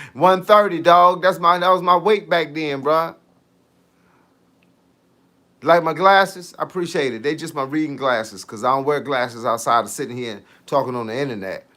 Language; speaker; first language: English; native; English